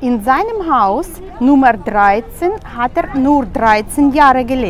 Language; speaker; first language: German; non-native, learner; Russian